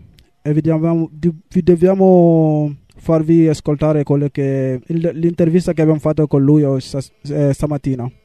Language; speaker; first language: Italian; non-native, learner; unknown